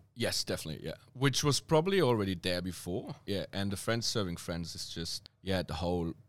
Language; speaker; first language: English; non-native, fluent; German